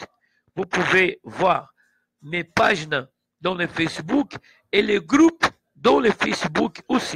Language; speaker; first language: French; non-native, learner; Portuguese